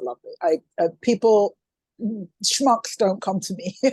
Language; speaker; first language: English; native; English